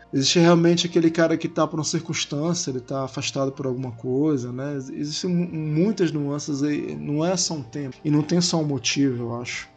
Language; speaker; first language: Portuguese; native; Portuguese